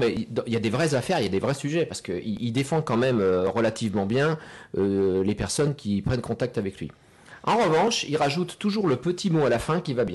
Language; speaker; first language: French; native; French